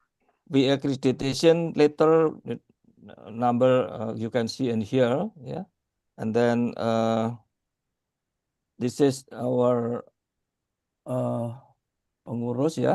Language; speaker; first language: English; non-native, learner; Indonesian